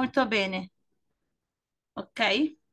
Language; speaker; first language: Italian; non-native, fluent; Spanish